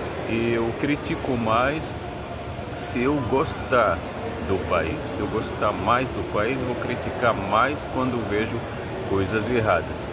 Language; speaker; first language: Portuguese; non-native, fluent; Arabic